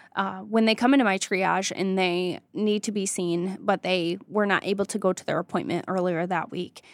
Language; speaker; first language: English; native; English